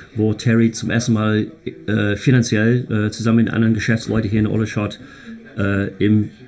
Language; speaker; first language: German; non-native, fluent; English